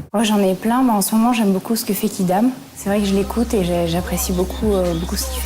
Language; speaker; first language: French; native; French